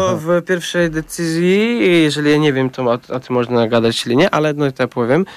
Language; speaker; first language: Polish; non-native, learner; Tajik